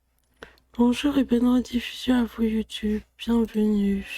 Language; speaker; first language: French; native; French